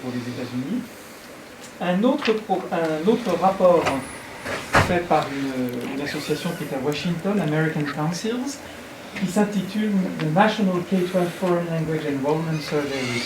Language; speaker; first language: French; native; French